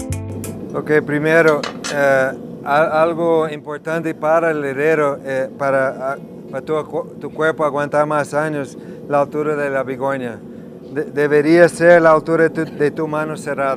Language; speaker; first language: Spanish; non-native, fluent; English